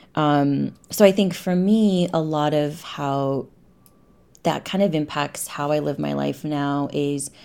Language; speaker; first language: English; native; English